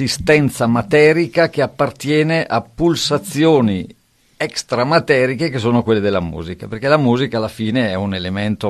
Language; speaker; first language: Italian; native; Italian